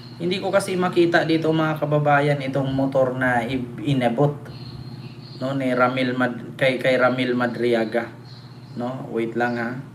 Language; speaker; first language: Filipino; non-native, local second language; Cebuano